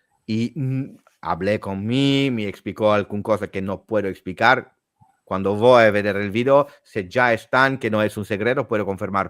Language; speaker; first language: Spanish; non-native, fluent; Italian